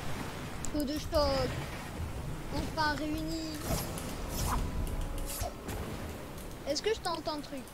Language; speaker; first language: French; native; French